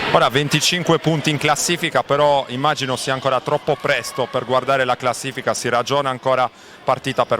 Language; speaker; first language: Italian; native; Italian